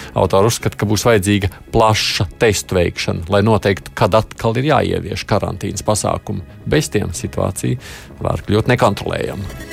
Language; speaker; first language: Latvian; native; Latvian